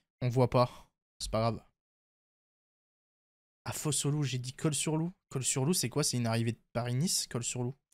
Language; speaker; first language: French; native; French